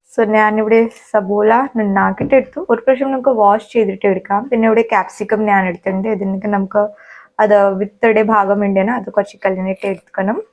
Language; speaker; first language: Malayalam; non-native, local second language; Hindi